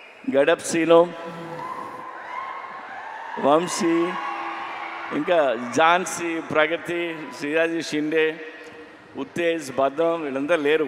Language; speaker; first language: Telugu; native; Telugu